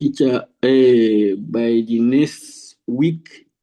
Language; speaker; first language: English; non-native, learner; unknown